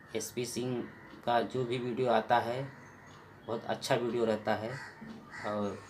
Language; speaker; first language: Hindi; native; Hindi